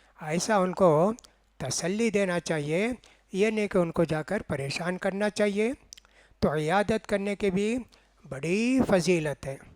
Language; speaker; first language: Urdu; native; Urdu